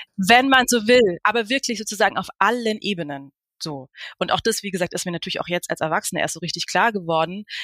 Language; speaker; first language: German; native; German